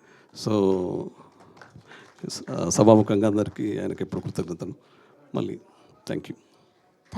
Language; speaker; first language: Telugu; native; Telugu